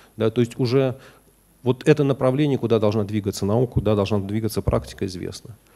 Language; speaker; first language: Russian; native; Russian